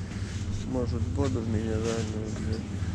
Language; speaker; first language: Russian; non-native, fluent; Romanian